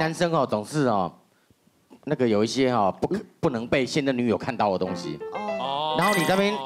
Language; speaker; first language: Chinese; native; Chinese